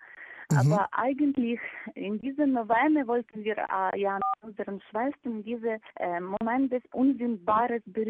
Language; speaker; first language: German; non-native, fluent; Ukrainian